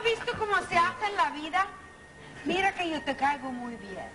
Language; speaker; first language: Spanish; native; Spanish